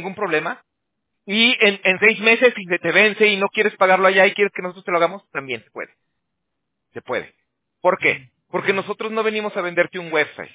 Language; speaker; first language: Spanish; native; Spanish